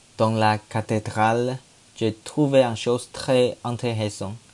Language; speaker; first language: French; non-native, learner; Chinese